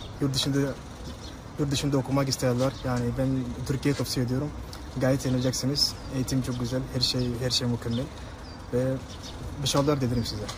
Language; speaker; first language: Turkish; non-native, fluent; Arabic